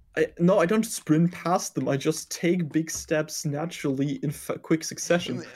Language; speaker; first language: English; non-native, fluent; German